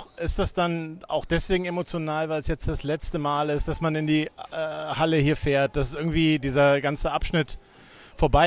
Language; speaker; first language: German; native; German